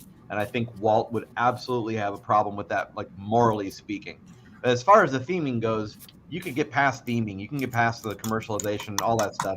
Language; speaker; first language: English; native; English